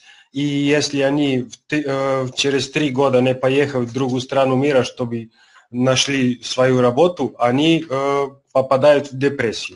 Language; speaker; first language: Russian; non-native, learner; Serbian